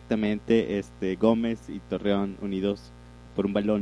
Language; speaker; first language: Spanish; native; Spanish